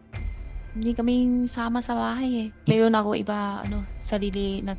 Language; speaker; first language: Filipino; non-native, learner; Chinese